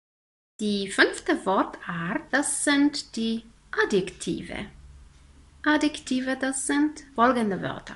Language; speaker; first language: German; non-native, fluent; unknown